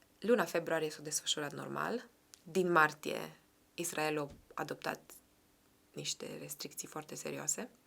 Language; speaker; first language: Romanian; native; Romanian